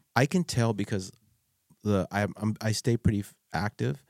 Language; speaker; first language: English; early bilingual, other home language; Filipino